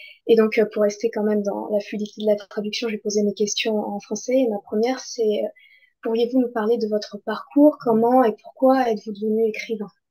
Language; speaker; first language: French; native; French